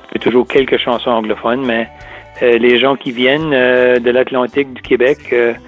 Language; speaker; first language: French; native; French